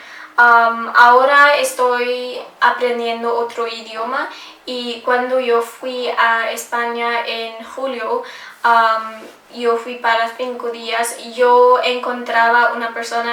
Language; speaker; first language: Spanish; non-native, learner; English